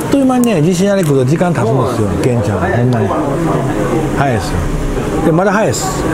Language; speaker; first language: Japanese; native; Japanese